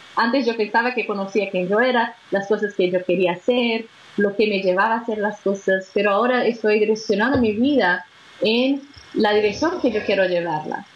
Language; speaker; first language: Spanish; non-native, fluent; Portuguese